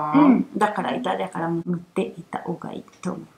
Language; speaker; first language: Japanese; non-native, fluent; Italian